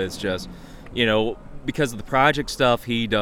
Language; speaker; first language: English; native; English